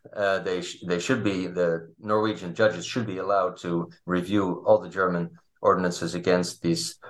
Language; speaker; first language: English; non-native, fluent; Dutch